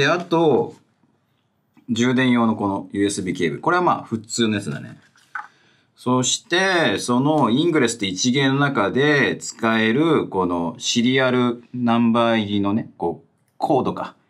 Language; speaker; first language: Japanese; native; Japanese